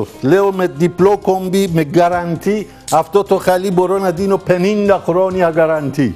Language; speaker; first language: Greek; non-native, learner; Persian